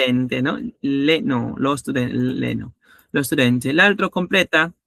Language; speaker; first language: Italian; non-native, learner; Spanish